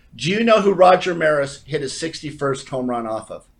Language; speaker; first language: English; native; English